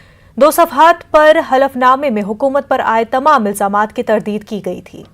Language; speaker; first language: Hindi; native; Hindi